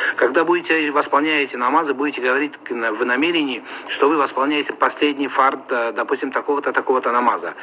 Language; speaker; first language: Russian; non-native, local second language; Kazakh